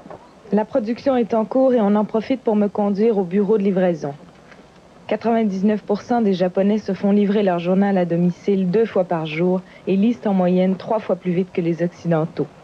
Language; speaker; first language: French; native; French